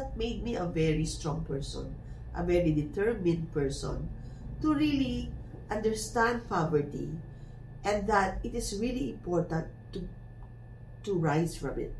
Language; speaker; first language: English; non-native, local second language; Filipino